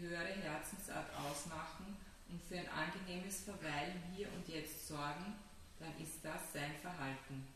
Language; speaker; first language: German; native; German